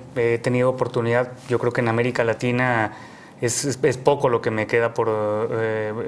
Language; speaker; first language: Spanish; native; Spanish